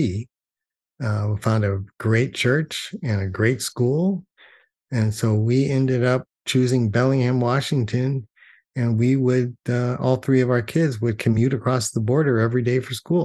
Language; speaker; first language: English; native; English